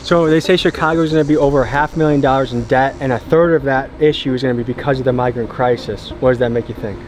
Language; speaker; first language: English; native; English